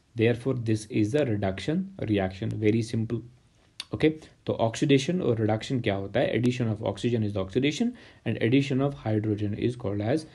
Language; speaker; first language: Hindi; non-native, local second language; Kashmiri